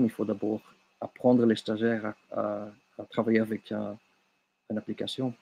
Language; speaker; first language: French; non-native, local second language; Dutch